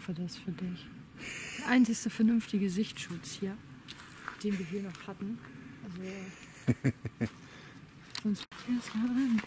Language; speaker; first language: German; native; German